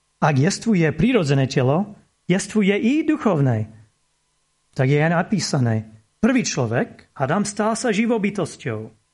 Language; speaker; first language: Slovak; non-native, fluent; English